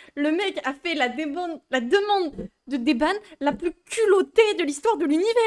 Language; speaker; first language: French; native; French